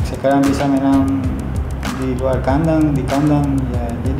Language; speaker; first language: Indonesian; non-native, fluent; Spanish